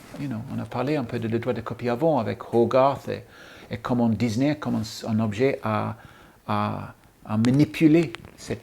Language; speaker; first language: French; non-native, fluent; English